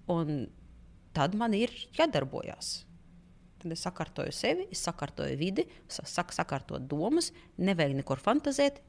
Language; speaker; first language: Latvian; non-native, local second language; Russian